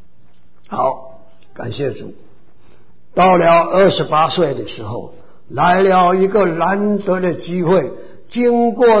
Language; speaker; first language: Chinese; native; Chinese